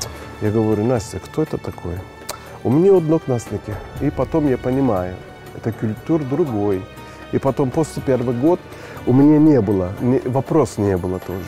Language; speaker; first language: Russian; non-native, learner; Turkish